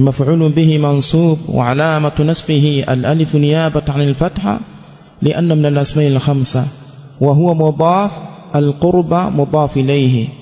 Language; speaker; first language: Arabic; non-native, fluent; Swahili